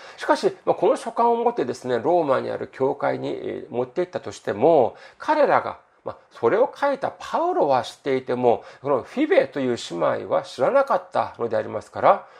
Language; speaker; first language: Japanese; non-native, fluent; Korean